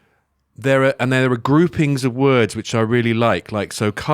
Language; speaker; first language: English; native; English